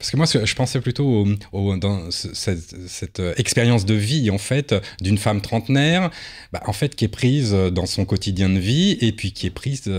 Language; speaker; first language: French; native; French